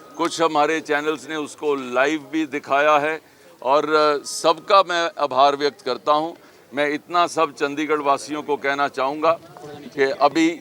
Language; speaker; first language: Hindi; native; Hindi